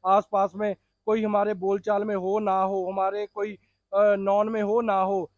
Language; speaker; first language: Hindi; non-native, local second language; Punjabi